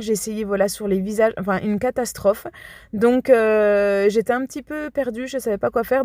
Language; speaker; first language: French; native; French